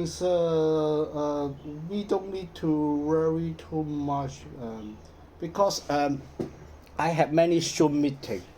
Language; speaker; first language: English; non-native, learner; Cantonese